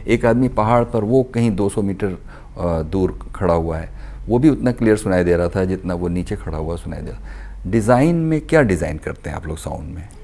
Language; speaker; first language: Hindi; native; Hindi